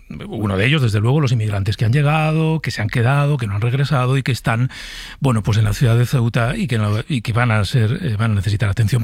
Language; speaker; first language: Spanish; native; Spanish